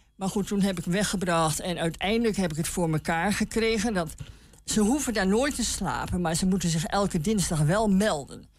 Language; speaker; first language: Dutch; native; Dutch